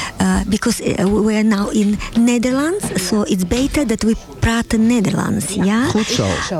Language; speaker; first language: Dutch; non-native, learner; Russian